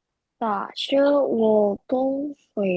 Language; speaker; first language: Chinese; non-native, learner; Indonesian